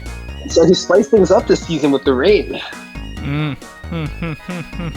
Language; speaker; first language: English; native; English